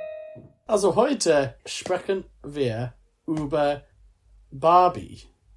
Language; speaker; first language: German; non-native, learner; English